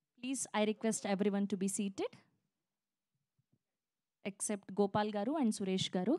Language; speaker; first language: Telugu; native; Telugu